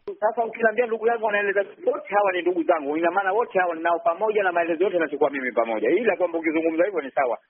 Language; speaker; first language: Swahili; native; Swahili